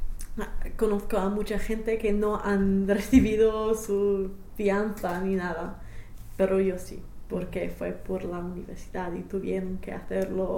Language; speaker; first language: Spanish; non-native, fluent; English